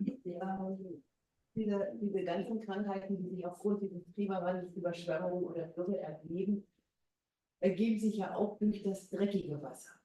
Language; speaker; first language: German; non-native, fluent; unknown